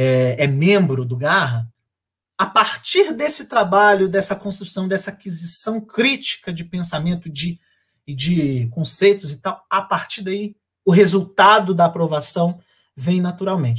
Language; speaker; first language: Portuguese; native; Portuguese